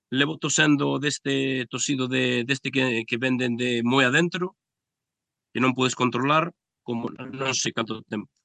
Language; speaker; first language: Galician; native; Galician